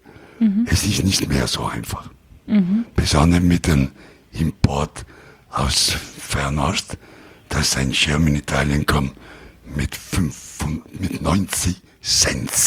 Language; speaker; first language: German; non-native, learner; Italian